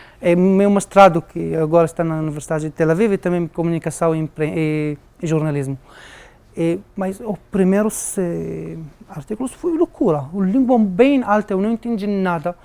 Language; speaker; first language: Portuguese; non-native, learner; Arabic